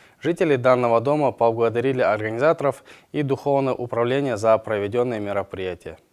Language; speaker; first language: Russian; non-native, local second language; Kazakh